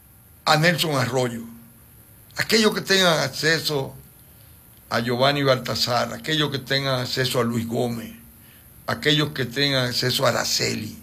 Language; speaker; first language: Spanish; native; Spanish